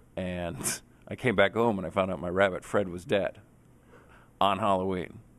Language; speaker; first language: English; native; English